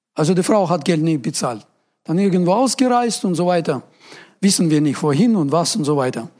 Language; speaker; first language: German; non-native, fluent; Russian